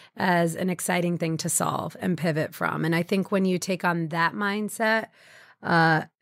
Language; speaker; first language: English; early bilingual, other home language; Hindi